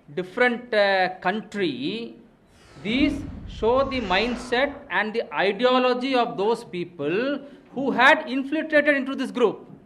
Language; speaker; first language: English; non-native, local second language; Tamil